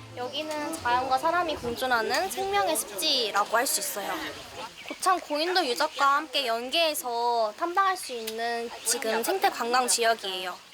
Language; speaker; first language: Korean; native; Korean